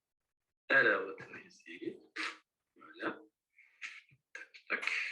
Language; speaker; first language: French; native; French